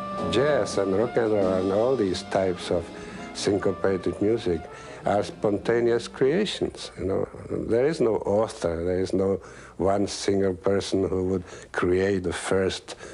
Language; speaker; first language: English; non-native, fluent; Czech